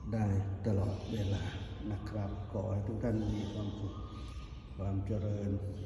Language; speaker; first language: Thai; non-native, local second language; Northern Khmer